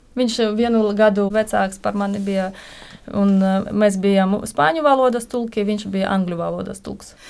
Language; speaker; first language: Latvian; non-native, local second language; Russian